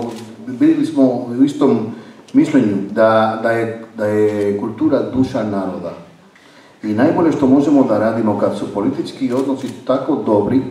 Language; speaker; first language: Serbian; non-native, fluent; Spanish